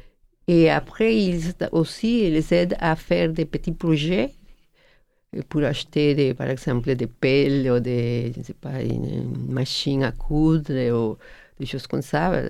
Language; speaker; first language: French; non-native, learner; Spanish